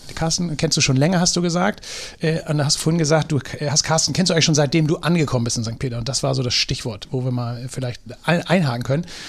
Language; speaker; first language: German; native; German